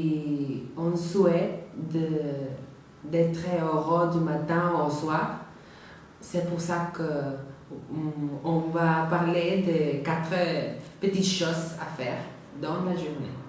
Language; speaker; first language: French; non-native, learner; Spanish